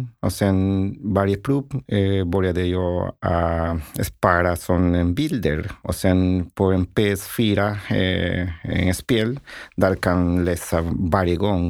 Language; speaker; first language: Swedish; non-native, learner; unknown